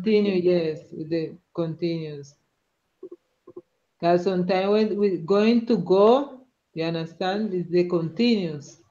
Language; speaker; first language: English; non-native, learner; Spanish